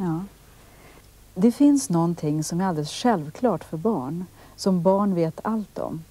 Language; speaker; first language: Swedish; native; Swedish